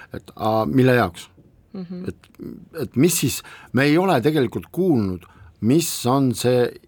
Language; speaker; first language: Estonian; non-native, local second language; Russian